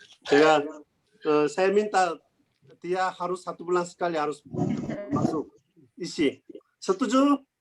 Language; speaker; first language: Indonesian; non-native, learner; Korean